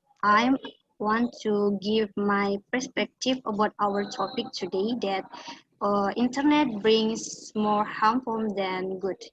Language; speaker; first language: English; non-native, learner; Indonesian